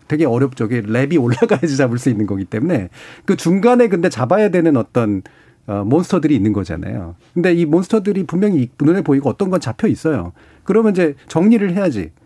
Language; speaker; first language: Korean; native; Korean